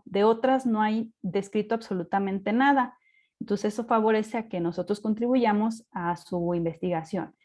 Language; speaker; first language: Spanish; native; Spanish